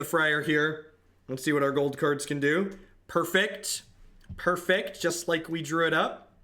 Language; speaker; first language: English; native; English